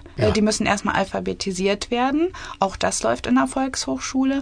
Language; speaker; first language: German; native; German